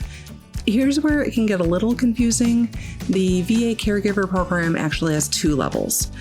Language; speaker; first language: English; native; English